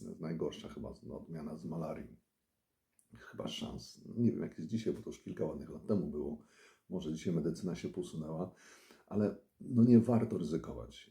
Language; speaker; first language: Polish; native; Polish